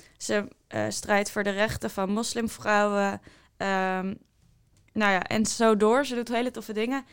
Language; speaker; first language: Dutch; native; Dutch